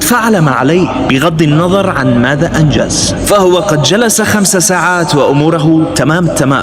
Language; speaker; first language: Arabic; native; Arabic